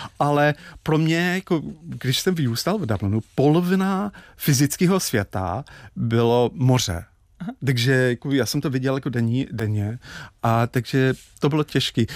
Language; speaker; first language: Czech; non-native, fluent; English